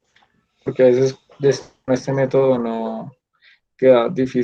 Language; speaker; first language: Spanish; native; Spanish